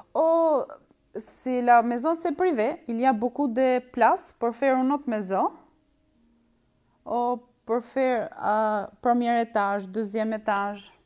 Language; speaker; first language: French; non-native, learner; Albanian